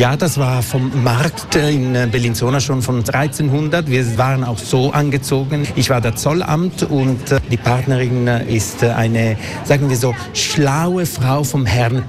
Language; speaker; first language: German; non-native, local second language; Italian